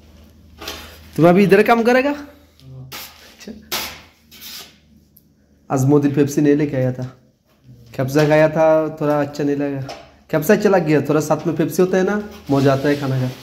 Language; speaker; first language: Hindi; non-native, learner; Bangla